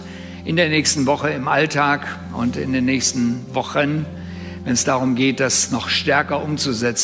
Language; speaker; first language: German; native; German